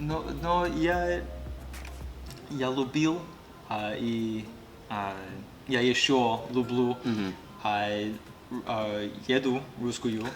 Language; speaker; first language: Russian; non-native, learner; English